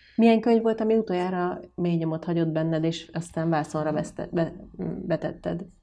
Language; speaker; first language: Hungarian; native; Hungarian